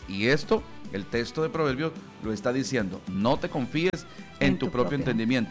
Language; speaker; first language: Spanish; native; Spanish